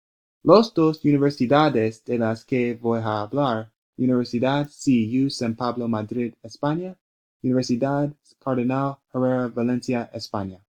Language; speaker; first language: Spanish; non-native, learner; English